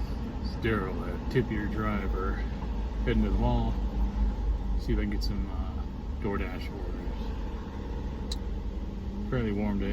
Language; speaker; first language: English; native; English